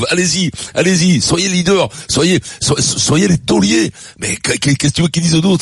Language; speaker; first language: French; native; French